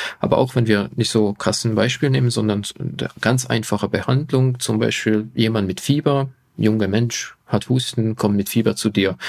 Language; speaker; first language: German; non-native, fluent; Hungarian